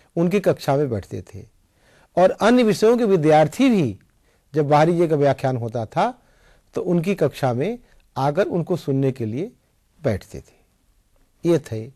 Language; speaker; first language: Hindi; native; Hindi